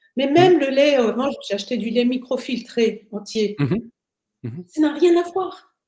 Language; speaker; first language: French; native; French